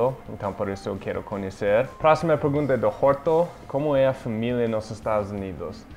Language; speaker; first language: Portuguese; non-native, fluent; English